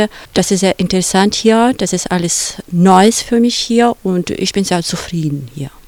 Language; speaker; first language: German; non-native, fluent; Russian